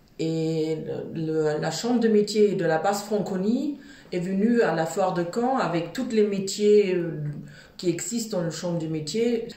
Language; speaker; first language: French; non-native, fluent; German